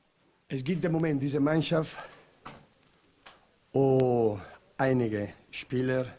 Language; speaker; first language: German; non-native, learner; Italian